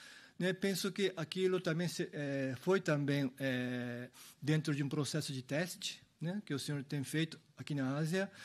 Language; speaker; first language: Portuguese; non-native, fluent; Japanese